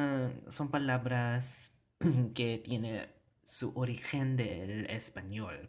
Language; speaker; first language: Spanish; non-native, learner; Cebuano